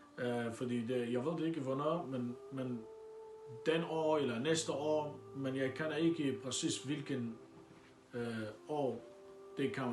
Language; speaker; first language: Danish; non-native, learner; Arabic